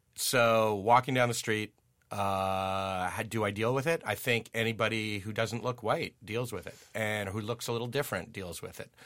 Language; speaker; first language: English; native; English